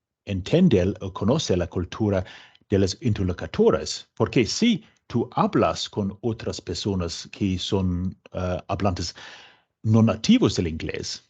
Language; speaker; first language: Spanish; non-native, fluent; English